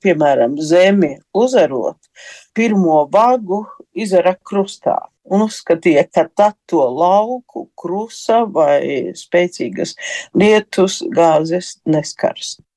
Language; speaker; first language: Latvian; native; Latvian